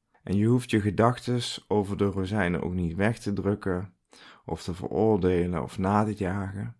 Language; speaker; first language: Dutch; native; Dutch